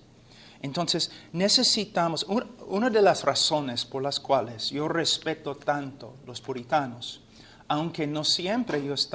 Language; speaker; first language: Spanish; non-native, fluent; English